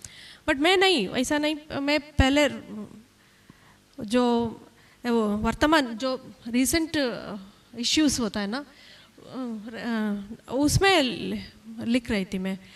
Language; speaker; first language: Hindi; non-native, local second language; Kannada